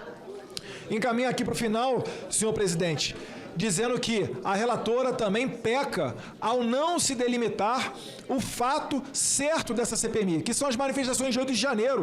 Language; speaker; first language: Portuguese; native; Portuguese